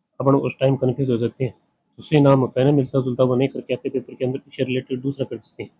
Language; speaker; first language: Hindi; native; Hindi